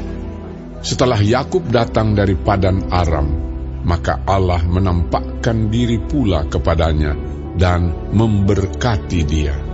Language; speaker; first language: Indonesian; native; Indonesian